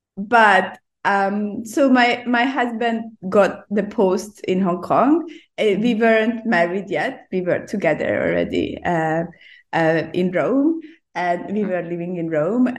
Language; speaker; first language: English; non-native, fluent; Hungarian